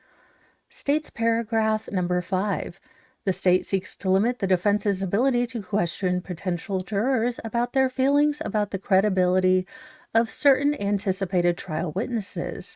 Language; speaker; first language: English; native; English